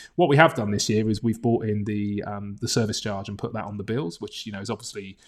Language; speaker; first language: English; native; English